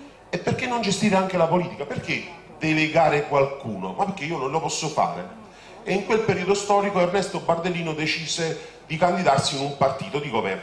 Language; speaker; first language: Italian; native; Italian